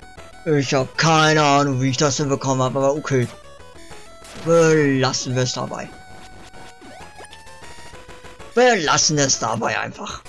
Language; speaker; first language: German; native; German